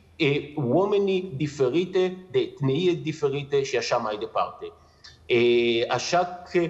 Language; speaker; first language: Romanian; non-native, learner; Hebrew